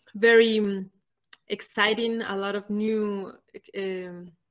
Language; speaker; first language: English; non-native, fluent; Spanish